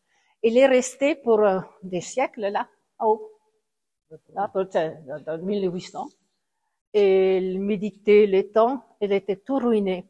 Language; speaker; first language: French; non-native, fluent; Italian